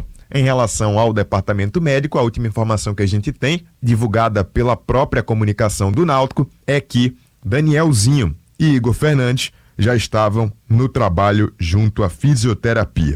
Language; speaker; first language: Portuguese; native; Portuguese